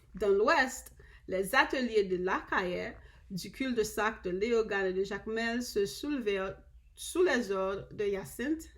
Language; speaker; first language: French; non-native, learner; English